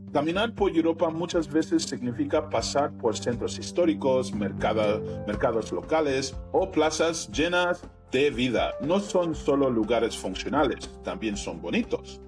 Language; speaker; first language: Spanish; non-native, fluent; English